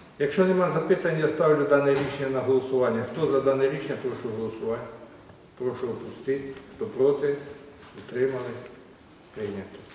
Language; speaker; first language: Ukrainian; native; Ukrainian